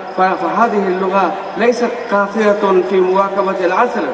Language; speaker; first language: Arabic; non-native, fluent; Urdu